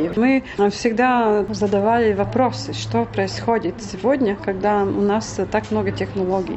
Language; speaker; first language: Russian; non-native, local second language; Latvian